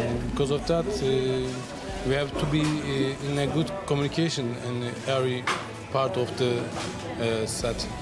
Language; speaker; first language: English; non-native, learner; Turkish